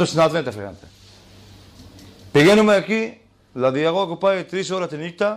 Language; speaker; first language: Greek; non-native, learner; Kurdish